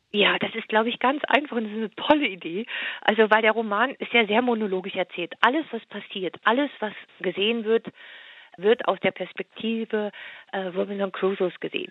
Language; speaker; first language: German; native; German